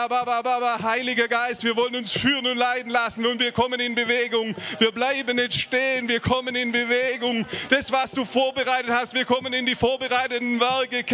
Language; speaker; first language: German; native; German